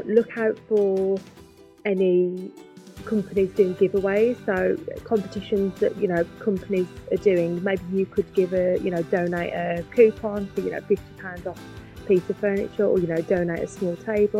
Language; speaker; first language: English; native; English